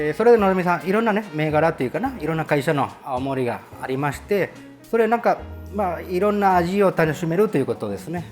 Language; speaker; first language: Japanese; early bilingual, heritage; Spanish